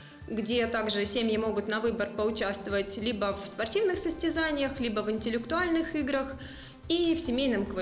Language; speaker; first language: Russian; native; Russian